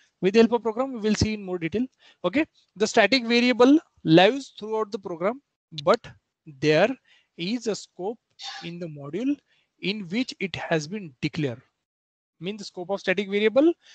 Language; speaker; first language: English; non-native, local second language; Marathi